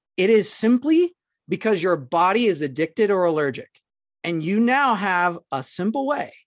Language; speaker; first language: English; native; English